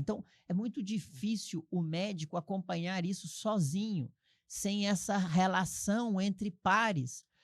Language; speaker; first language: Portuguese; native; Portuguese